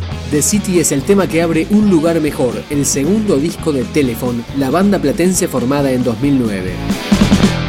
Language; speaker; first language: Spanish; native; Spanish